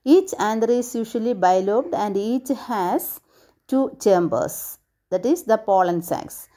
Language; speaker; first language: English; non-native, local second language; Malayalam